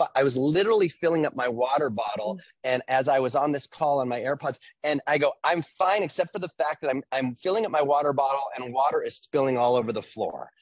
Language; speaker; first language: English; native; English